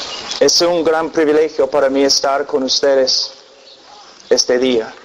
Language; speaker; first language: Spanish; non-native, fluent; English